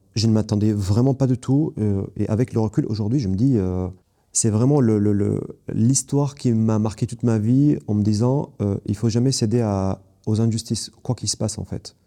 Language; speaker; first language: French; non-native, fluent; Arabic